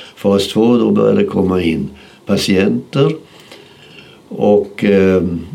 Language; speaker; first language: Swedish; native; Swedish